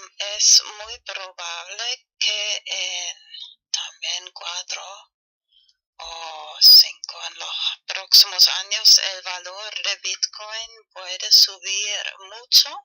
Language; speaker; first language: Spanish; non-native, learner; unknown